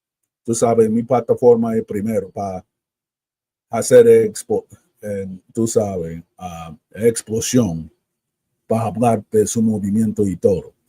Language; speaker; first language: Spanish; early bilingual, heritage; Spanish